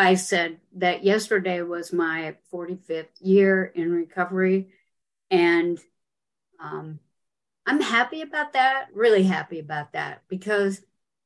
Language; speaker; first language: English; native; English